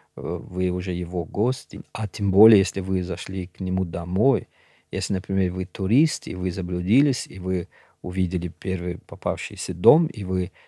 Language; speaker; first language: Russian; non-native, local second language; Shughni